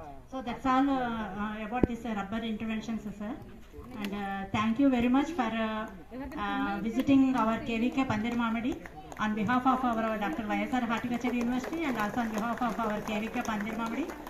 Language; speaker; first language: English; non-native, local second language; Telugu